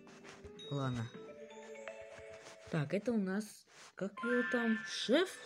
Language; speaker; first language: Russian; native; Russian